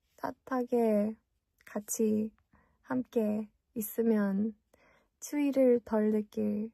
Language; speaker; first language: Korean; early bilingual, heritage; English